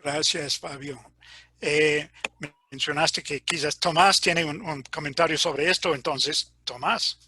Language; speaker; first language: Spanish; non-native, fluent; English